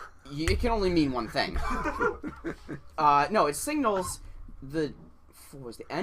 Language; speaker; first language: English; native; English